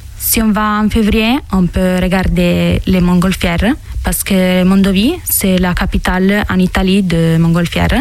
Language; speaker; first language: French; non-native, fluent; Italian